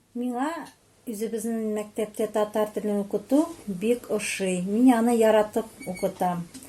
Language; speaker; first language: Tatar; non-native, local second language; Chuvash